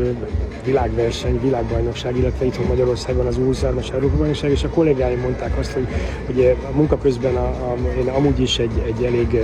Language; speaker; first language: Hungarian; native; Hungarian